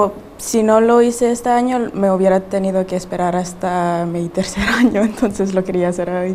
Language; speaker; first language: Spanish; early bilingual, heritage; Spanish